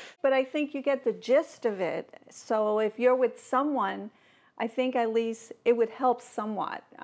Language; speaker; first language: English; early bilingual, other home language; Spanish